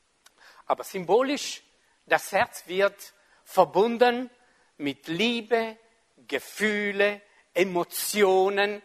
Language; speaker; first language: German; non-native, fluent; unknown